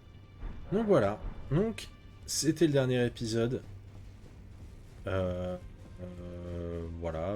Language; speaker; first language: French; native; French